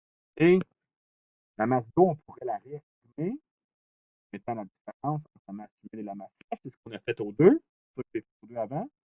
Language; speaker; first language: French; native; French